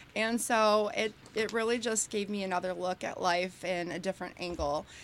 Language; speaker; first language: English; native; English